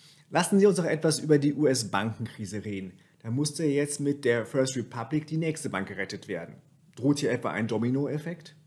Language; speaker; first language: German; native; German